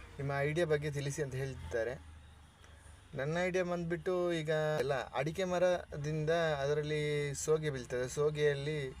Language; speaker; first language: Kannada; native; Kannada